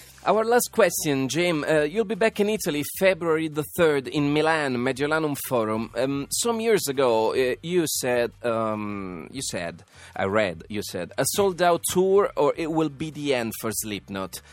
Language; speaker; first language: English; non-native, fluent; Italian